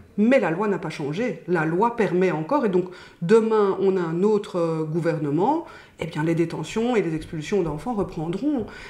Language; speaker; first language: French; native; French